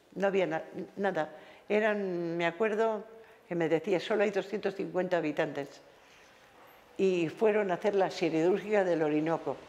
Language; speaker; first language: Spanish; native; Spanish